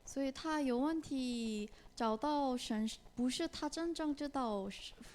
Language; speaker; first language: Chinese; non-native, fluent; Korean